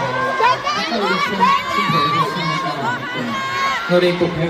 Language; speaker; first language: Korean; non-native, fluent; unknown